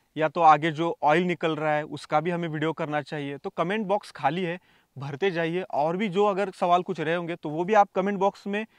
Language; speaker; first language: Hindi; native; Hindi